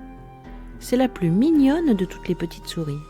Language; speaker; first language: French; native; French